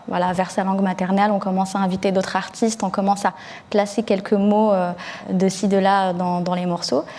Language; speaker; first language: French; early bilingual, other home language; Arabic